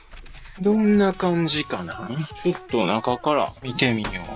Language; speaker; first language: Japanese; native; Japanese